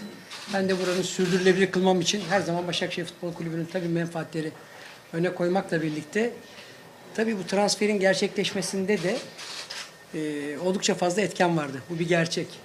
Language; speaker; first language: Turkish; native; Turkish